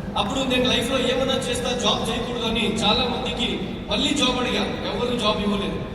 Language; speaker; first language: Telugu; non-native, local second language; Urdu